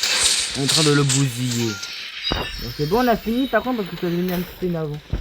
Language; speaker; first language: French; native; French